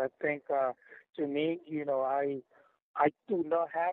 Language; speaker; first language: English; non-native, fluent; Spanish